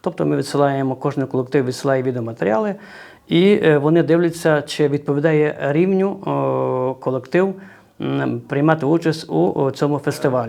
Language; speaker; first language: Ukrainian; native; Ukrainian